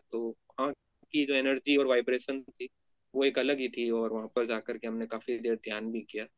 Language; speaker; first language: Hindi; native; Hindi